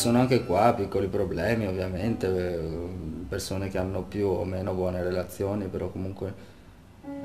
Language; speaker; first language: Italian; native; Italian